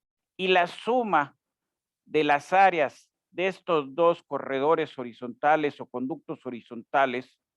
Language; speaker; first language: Spanish; native; Spanish